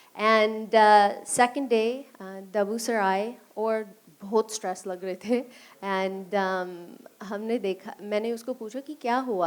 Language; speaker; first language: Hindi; non-native, learner; English